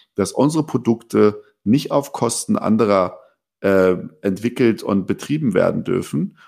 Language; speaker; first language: German; early bilingual, other home language; Persian